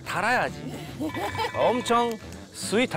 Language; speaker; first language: Korean; native; Korean